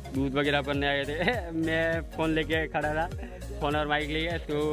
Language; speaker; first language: Hindi; non-native, local second language; Gujarati